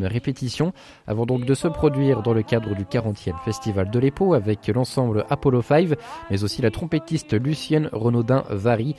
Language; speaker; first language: French; native; French